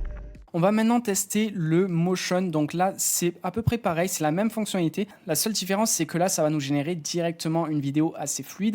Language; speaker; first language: French; native; French